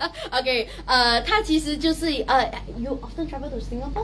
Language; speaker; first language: English; non-native, local second language; Chinese